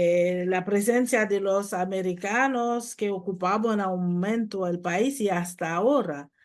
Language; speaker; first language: Spanish; non-native, fluent; Haitian Creole